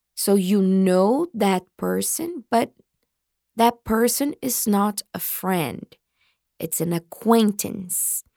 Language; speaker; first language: English; non-native, fluent; Portuguese